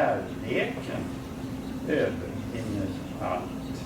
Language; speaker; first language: Swedish; native; Swedish